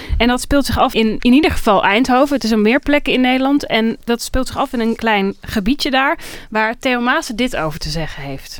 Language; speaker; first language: Dutch; native; Dutch